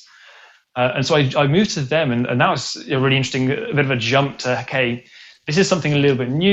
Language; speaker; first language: English; native; English